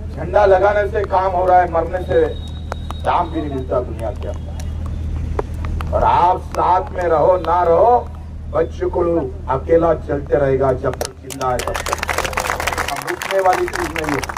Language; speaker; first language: Hindi; non-native, local second language; Marathi